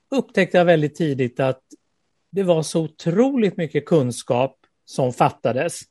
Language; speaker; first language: Swedish; native; Swedish